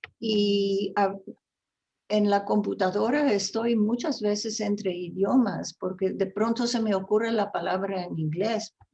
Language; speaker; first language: Spanish; non-native, fluent; Dutch